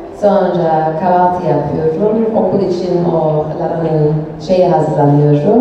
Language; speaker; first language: Turkish; non-native, fluent; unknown